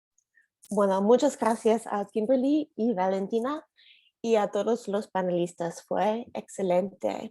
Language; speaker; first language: Spanish; non-native, learner; English